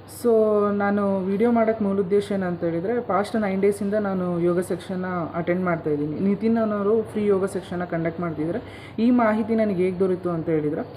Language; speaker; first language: Kannada; native; Kannada